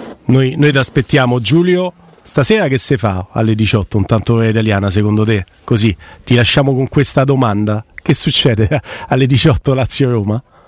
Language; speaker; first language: Italian; native; Italian